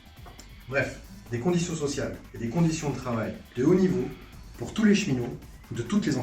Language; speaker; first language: French; native; French